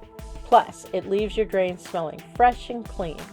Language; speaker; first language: English; native; English